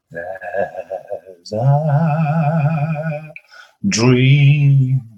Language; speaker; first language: English; native; English